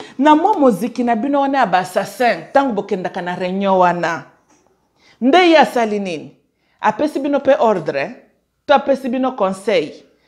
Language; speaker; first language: Lingala; native; Lingala